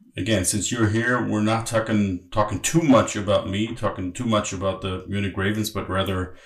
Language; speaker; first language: English; non-native, fluent; German